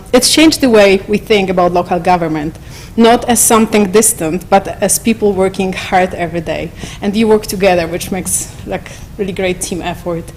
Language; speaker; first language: English; non-native, fluent; Polish